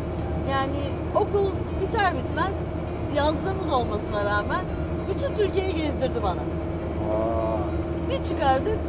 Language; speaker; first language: Turkish; native; Turkish